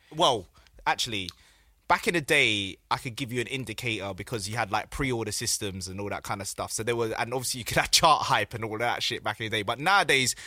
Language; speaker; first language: English; native; English